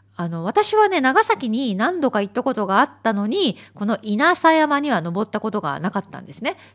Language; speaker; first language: Japanese; native; Japanese